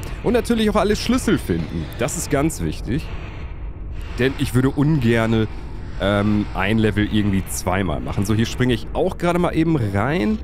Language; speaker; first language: German; native; German